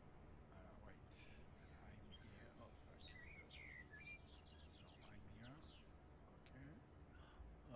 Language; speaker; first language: English; non-native, learner; French